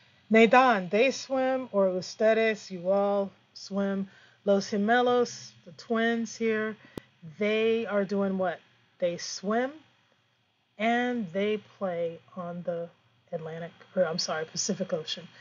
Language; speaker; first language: English; native; English